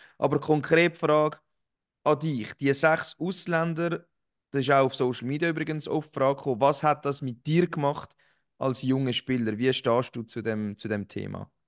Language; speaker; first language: German; native; German